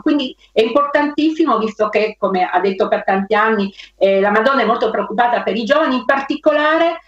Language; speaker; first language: Italian; native; Italian